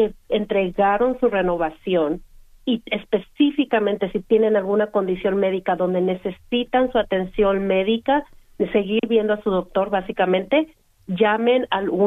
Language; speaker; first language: Spanish; native; Spanish